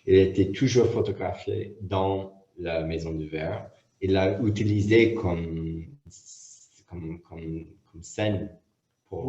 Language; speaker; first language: French; non-native, fluent; English